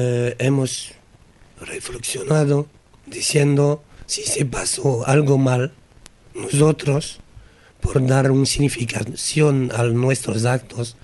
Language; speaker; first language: Spanish; non-native, learner; French